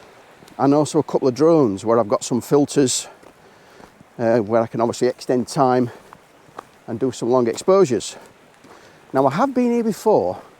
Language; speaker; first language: English; native; English